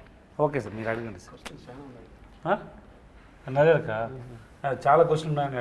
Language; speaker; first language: Telugu; non-native, learner; Tamil